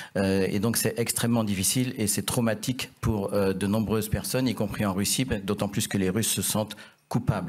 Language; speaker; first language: French; native; French